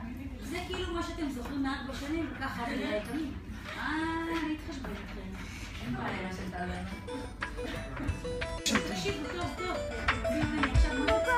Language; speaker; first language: Hebrew; native; Hebrew